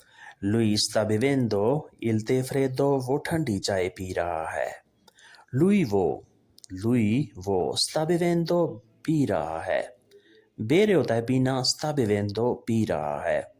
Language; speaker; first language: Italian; non-native, learner; Urdu